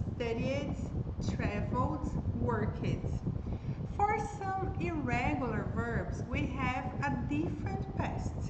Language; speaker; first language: English; non-native, fluent; Portuguese